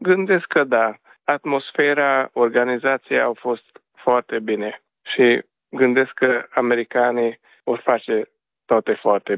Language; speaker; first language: Romanian; non-native, local second language; Hungarian